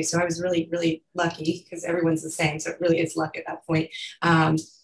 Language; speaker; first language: English; native; English